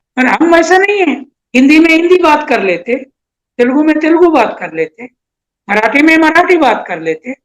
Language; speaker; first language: Hindi; non-native, local second language; Telugu